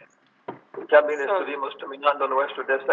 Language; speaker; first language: Spanish; non-native, learner; English